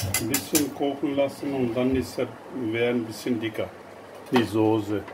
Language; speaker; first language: German; non-native, learner; Urdu